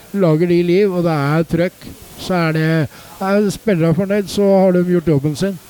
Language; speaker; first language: Norwegian; native; Norwegian